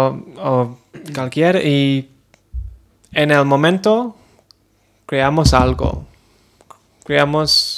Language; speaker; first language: Spanish; non-native, learner; English